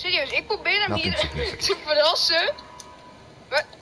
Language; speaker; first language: Dutch; native; Dutch